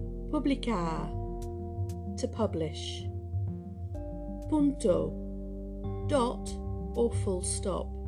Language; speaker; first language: English; native; English